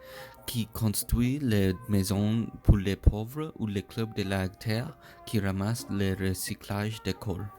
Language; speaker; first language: French; non-native, learner; English